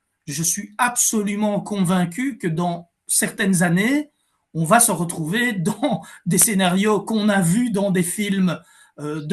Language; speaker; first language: French; native; French